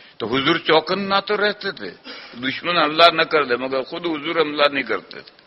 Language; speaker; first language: Urdu; non-native, local second language; Gujarati